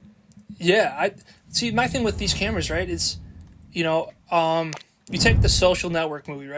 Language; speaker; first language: English; native; English